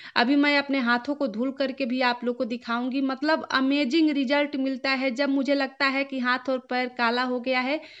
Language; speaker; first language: Hindi; native; Hindi